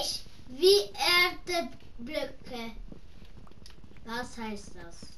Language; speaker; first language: German; non-native, learner; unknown